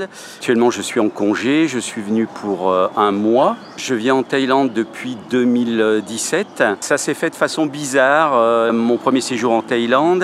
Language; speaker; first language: French; native; French